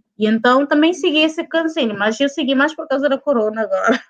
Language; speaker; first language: Portuguese; non-native, local second language; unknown